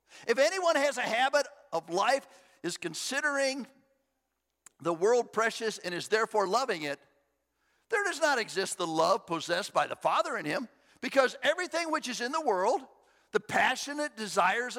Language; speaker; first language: English; native; English